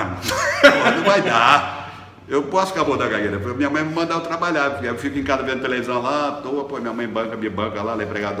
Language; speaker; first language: Portuguese; native; Portuguese